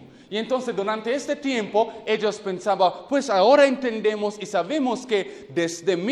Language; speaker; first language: Spanish; non-native, fluent; English